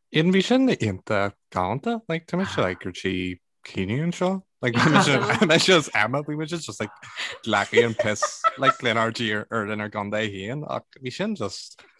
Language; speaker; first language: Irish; non-native, local second language; English